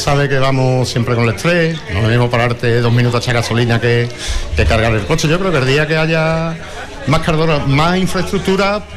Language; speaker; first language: Spanish; native; Spanish